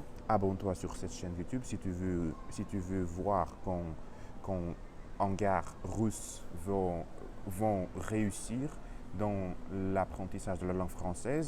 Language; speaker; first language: French; non-native, learner; Russian